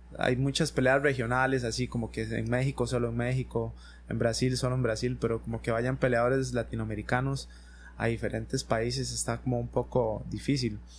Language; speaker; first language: Spanish; native; Spanish